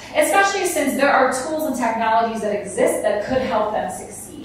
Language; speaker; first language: English; native; English